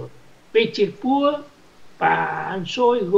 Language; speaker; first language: Russian; non-native, learner; Vietnamese